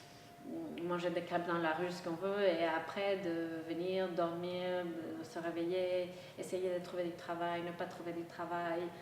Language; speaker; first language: French; non-native, local second language; Spanish